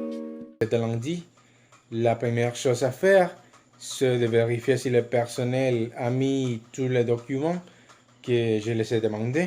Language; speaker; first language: French; non-native, learner; Spanish